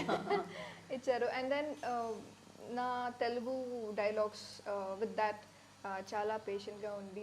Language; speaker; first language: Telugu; non-native, learner; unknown